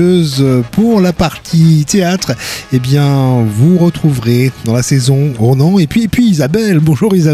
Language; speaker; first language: French; native; French